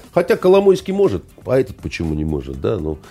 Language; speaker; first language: Russian; native; Russian